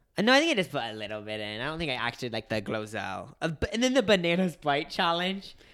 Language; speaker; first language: English; native; English